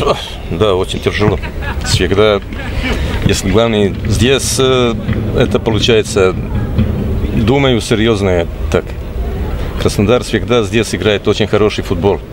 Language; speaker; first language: Russian; non-native, learner; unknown